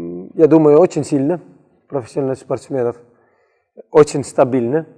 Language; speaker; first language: Russian; non-native, learner; Estonian